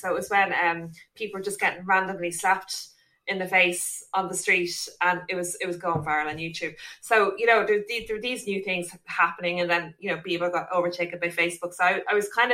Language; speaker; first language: English; native; English